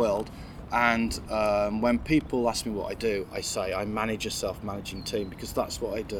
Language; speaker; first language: English; native; English